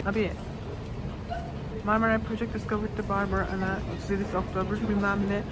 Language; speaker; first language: English; non-native, learner; Turkish